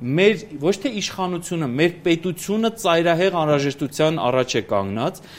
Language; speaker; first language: Armenian; native; Armenian